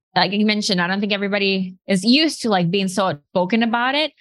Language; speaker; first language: English; non-native, fluent; Spanish